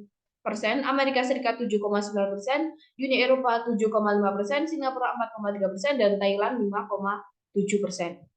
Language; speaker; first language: Indonesian; native; Indonesian